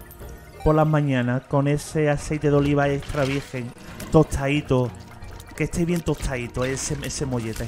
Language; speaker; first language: Spanish; native; Spanish